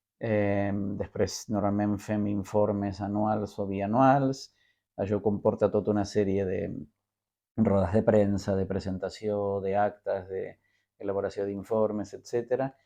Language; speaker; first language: Catalan; non-native, fluent; Spanish